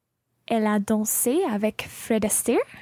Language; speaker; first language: French; non-native, learner; English